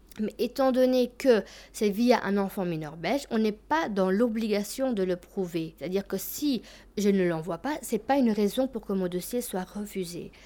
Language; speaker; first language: French; early bilingual, other home language; Albanian